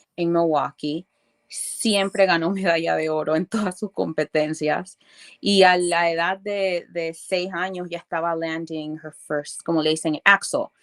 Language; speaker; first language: Spanish; early bilingual, other home language; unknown